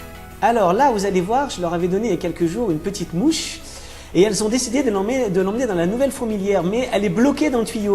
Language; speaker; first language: French; native; French